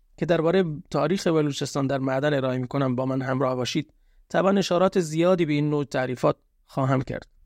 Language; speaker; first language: Persian; non-native, local second language; Baluchi